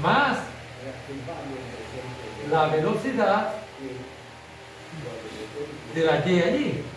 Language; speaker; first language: Spanish; native; Spanish